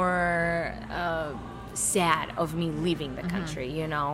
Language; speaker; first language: English; non-native, fluent; Greek